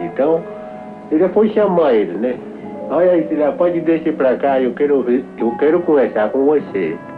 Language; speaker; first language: Portuguese; non-native, local second language; Kayapó